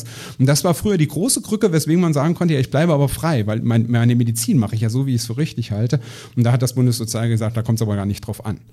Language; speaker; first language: German; native; German